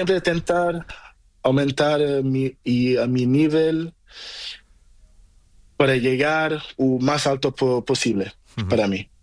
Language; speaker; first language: Spanish; non-native, learner; Portuguese